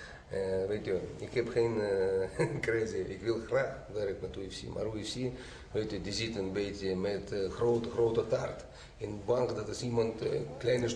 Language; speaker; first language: Dutch; non-native, learner; Russian